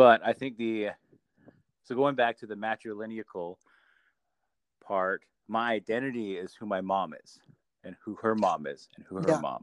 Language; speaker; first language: English; early bilingual, other home language; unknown